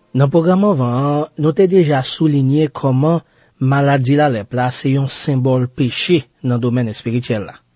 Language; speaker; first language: Haitian Creole; native; Haitian Creole